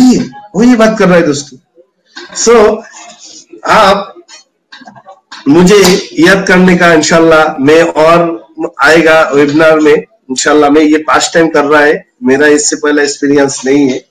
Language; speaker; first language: Hindi; non-native, fluent; Bangla